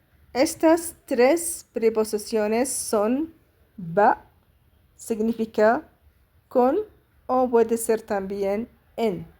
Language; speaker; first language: Spanish; non-native, fluent; Arabic